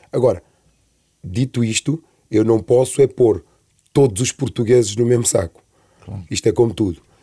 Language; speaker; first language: Portuguese; early bilingual, other home language; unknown